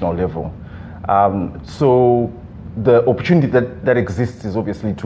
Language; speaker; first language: English; non-native, local second language; Shona